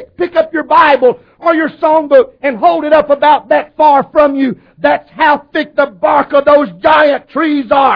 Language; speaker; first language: English; native; English